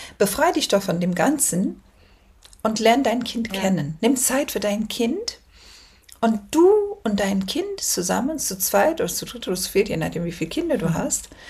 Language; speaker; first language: German; non-native, fluent; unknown